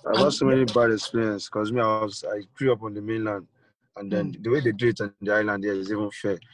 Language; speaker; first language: English; non-native, local second language; Yoruba